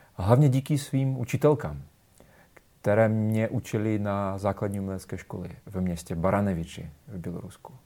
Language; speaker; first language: Czech; non-native, fluent; Russian